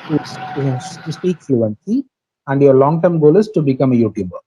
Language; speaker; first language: English; non-native, local second language; Tamil